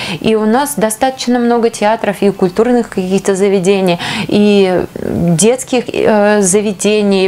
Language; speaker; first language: Russian; non-native, local second language; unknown